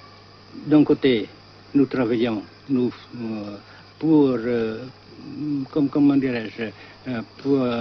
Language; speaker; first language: French; non-native, local second language; Vietnamese